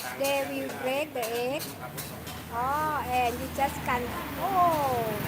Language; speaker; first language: English; non-native, learner; Thai